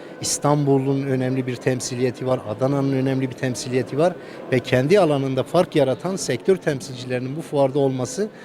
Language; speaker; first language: Turkish; native; Turkish